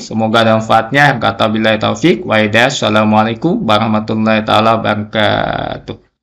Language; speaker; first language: Indonesian; native; Indonesian